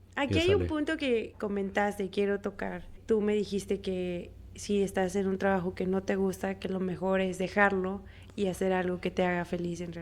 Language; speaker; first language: Spanish; native; Spanish